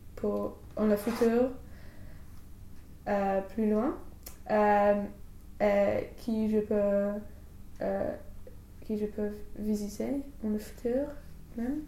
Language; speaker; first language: French; non-native, learner; English